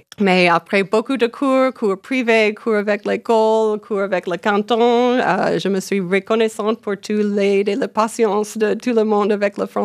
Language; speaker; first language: French; non-native, learner; English